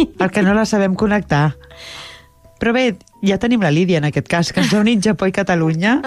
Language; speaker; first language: Catalan; native; Catalan